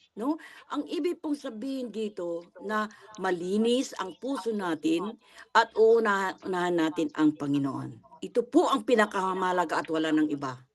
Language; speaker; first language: Filipino; non-native, local second language; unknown